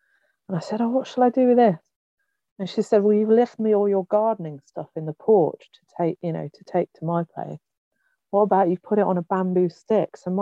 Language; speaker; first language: English; native; English